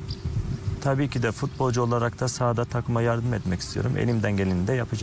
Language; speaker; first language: Turkish; early bilingual, heritage; Turkish